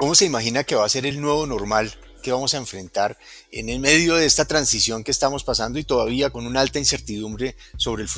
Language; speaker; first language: Spanish; native; Spanish